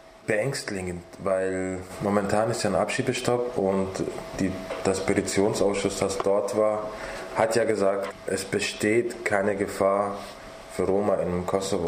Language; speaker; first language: German; early bilingual, other home language; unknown